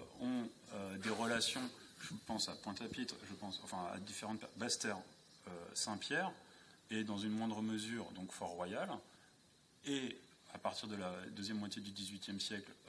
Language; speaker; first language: French; native; French